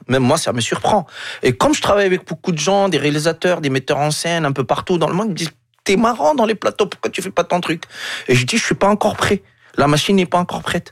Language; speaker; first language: French; non-native, local second language; Arabic